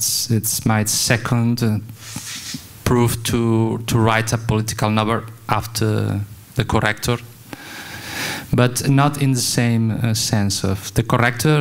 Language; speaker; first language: English; non-native, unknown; Spanish